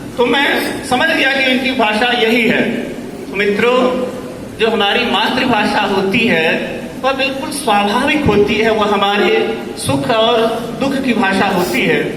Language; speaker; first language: Hindi; native; Hindi